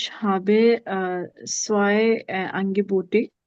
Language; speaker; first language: German; non-native, learner; Urdu